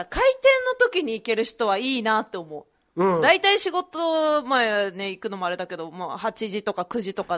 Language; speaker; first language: Japanese; native; Japanese